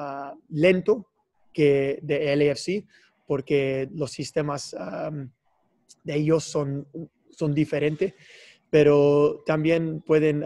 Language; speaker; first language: Spanish; non-native, fluent; English